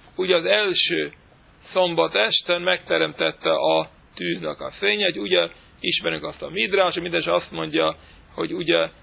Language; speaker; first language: Hungarian; non-native, fluent; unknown